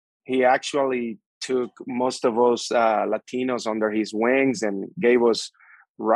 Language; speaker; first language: English; non-native, fluent; Spanish